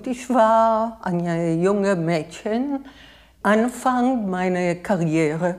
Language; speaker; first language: German; non-native, learner; Hebrew